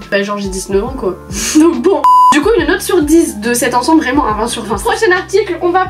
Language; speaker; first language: French; native; French